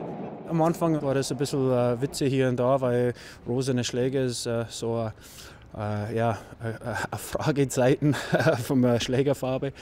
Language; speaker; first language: German; non-native, learner; English